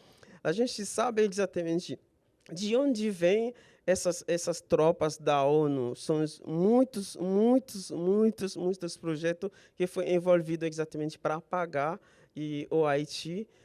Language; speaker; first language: Portuguese; non-native, fluent; Haitian Creole